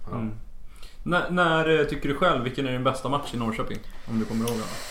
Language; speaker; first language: Swedish; native; Swedish